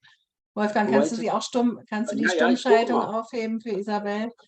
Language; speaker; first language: German; native; German